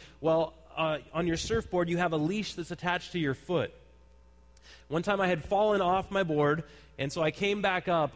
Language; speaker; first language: English; native; English